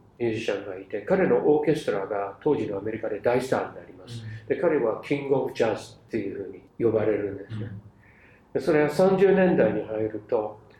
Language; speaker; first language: Japanese; non-native, fluent; English